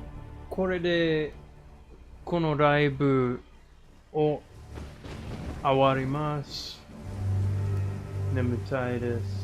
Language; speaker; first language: Japanese; non-native, learner; English